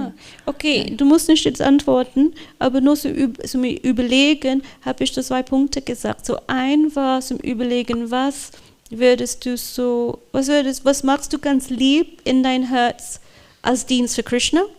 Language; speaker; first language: German; non-native, fluent; English